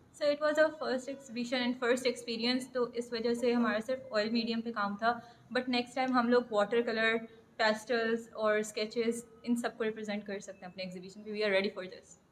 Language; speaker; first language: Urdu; early bilingual, heritage; Urdu